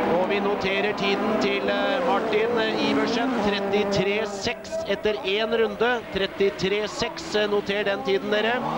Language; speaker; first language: Norwegian; native; Norwegian